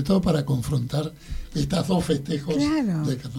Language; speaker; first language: Spanish; native; Spanish